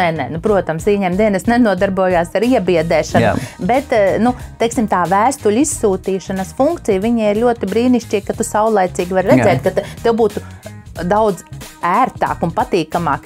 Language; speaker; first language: Latvian; native; Latvian